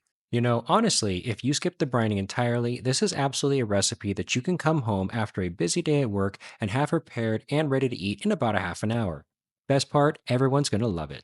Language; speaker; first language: English; native; English